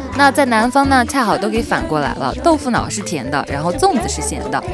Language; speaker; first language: Chinese; native; Chinese